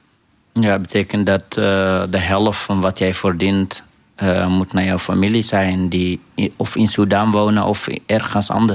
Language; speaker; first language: Dutch; non-native, fluent; Arabic